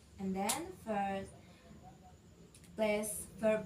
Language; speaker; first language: English; non-native, fluent; Indonesian